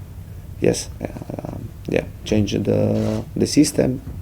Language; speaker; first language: English; non-native, fluent; Italian